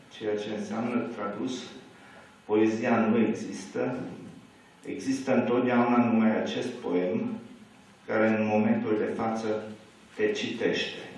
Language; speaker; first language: Romanian; non-native, local second language; German